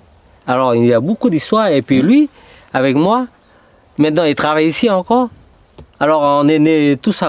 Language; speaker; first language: French; non-native, local second language; Vietnamese